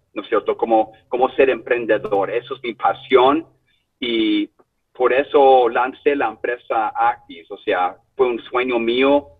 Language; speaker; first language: Spanish; non-native, fluent; English